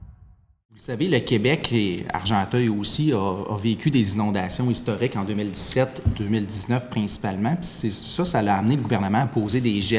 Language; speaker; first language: French; native; French